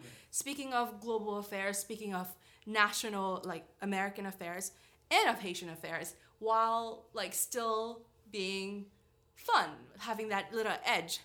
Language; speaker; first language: English; non-native, fluent; Haitian Creole